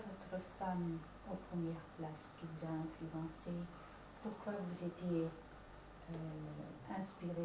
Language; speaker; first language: French; non-native, fluent; Dutch